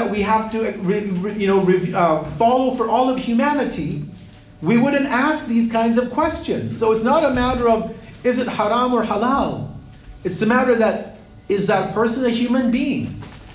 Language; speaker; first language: English; native; English